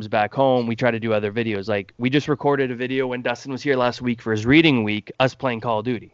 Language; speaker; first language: English; native; English